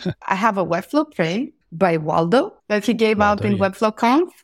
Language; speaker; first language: English; non-native, fluent; Greek